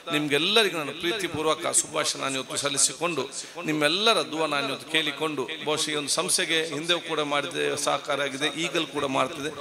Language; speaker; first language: Kannada; non-native, local second language; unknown